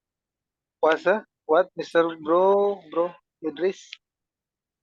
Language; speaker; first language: English; non-native, learner; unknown